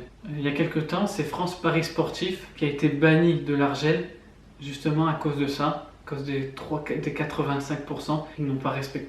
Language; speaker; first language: French; native; French